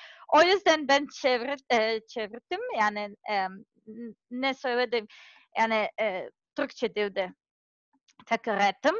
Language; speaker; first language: Turkish; non-native, learner; Serbian